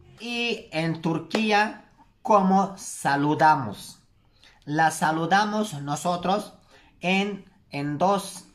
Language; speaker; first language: Spanish; non-native, learner; Turkish